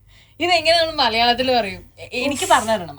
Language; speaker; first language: Malayalam; native; Malayalam